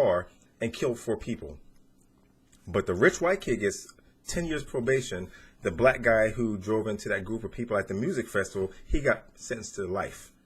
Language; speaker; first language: English; native; English